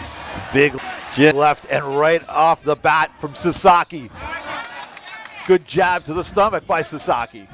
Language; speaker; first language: English; native; English